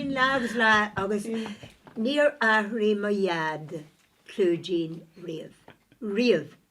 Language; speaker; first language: Irish; non-native, local second language; English